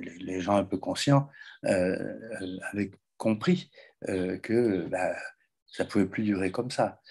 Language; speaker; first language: French; native; French